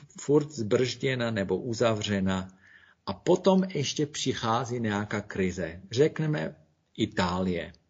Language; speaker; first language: Czech; non-native, fluent; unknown